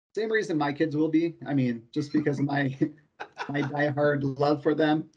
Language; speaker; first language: English; native; English